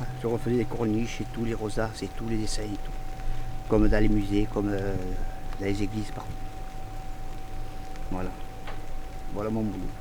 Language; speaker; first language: French; native; French